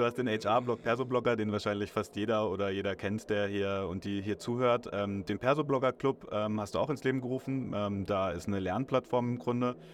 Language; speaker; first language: German; native; German